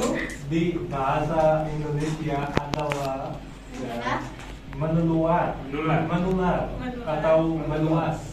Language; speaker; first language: Indonesian; non-native, learner; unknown